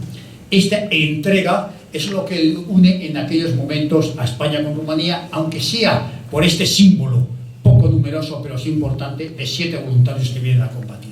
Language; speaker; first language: Spanish; native; Spanish